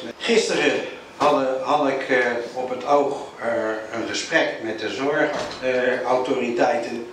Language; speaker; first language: Dutch; native; Dutch